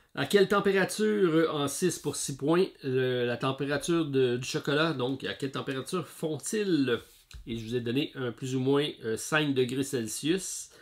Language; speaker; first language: French; native; French